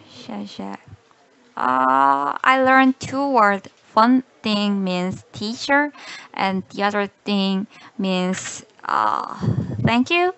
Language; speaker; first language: English; non-native, learner; Korean